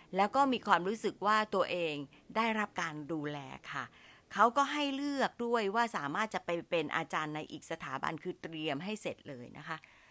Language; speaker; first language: Thai; native; Thai